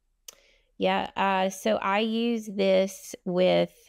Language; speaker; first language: English; native; English